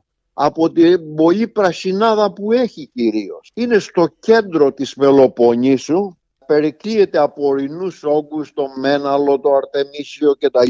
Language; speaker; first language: Greek; native; Greek